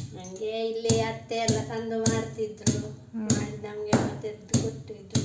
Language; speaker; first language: Kannada; non-native, local second language; Tulu